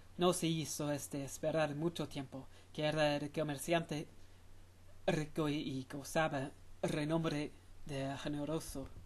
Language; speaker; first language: Spanish; non-native, fluent; English